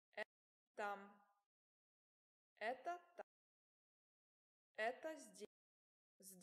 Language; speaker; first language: Russian; non-native, learner; English